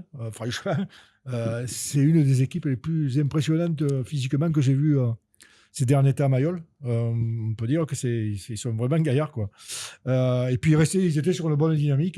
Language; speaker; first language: French; native; French